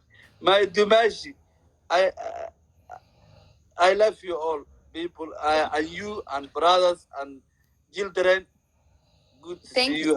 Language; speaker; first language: English; non-native, learner; Somali